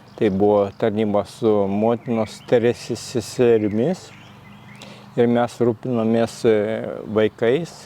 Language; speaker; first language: Lithuanian; native; Lithuanian